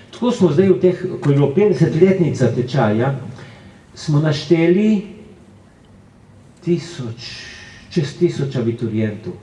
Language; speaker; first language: Slovenian; early bilingual, heritage; Slovenian